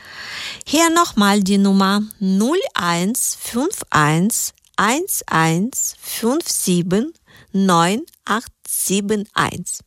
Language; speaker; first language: German; native; German